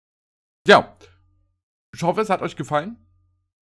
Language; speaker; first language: German; native; German